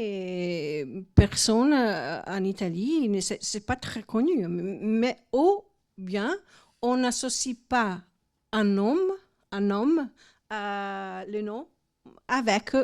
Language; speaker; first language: French; non-native, fluent; Italian